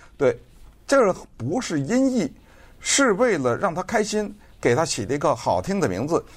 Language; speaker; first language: Chinese; native; Chinese